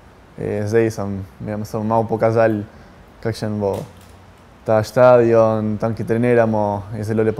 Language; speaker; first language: Slovenian; early bilingual, heritage; Spanish